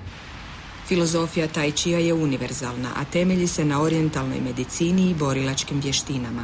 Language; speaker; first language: Croatian; native; Croatian